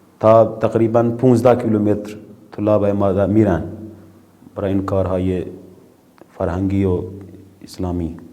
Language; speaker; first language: Persian; non-native, fluent; Urdu